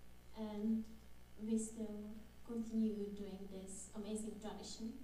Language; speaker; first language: English; non-native, fluent; Czech